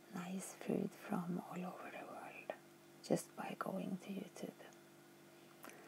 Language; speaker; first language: English; non-native, fluent; Norwegian